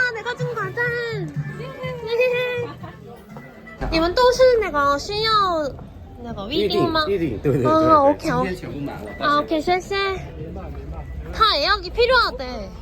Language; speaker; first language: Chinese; non-native, learner; Korean